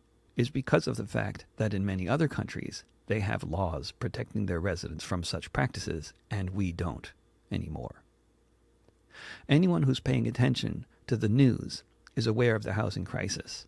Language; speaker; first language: English; native; English